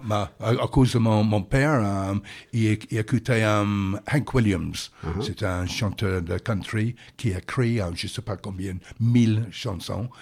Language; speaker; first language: French; non-native, fluent; English